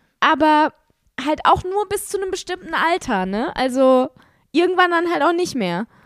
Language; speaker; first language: German; native; German